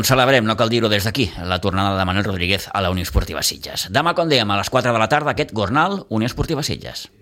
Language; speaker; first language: Catalan; native; Catalan